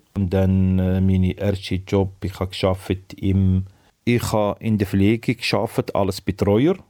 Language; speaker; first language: German; non-native, learner; Arabic